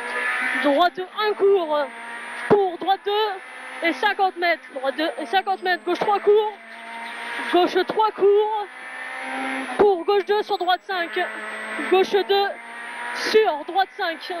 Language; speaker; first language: French; native; French